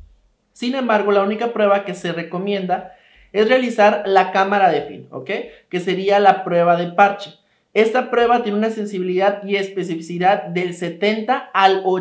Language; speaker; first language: Spanish; native; Spanish